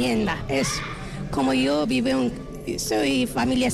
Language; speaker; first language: Spanish; non-native, learner; Arabic